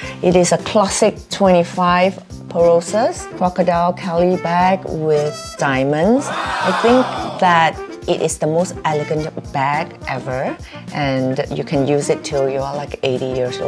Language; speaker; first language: English; native; English